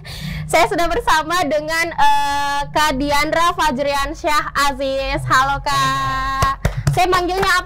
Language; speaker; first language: Indonesian; native; Indonesian